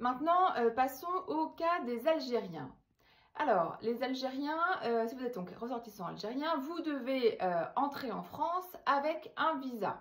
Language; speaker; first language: French; native; French